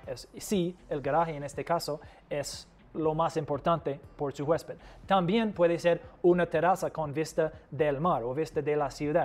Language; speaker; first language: Spanish; non-native, fluent; English